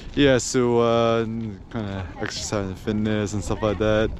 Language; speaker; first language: English; early bilingual, other home language; Korean